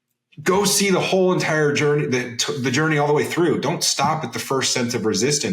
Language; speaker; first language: English; native; English